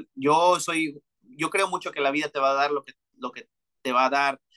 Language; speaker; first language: Spanish; early bilingual, heritage; Spanish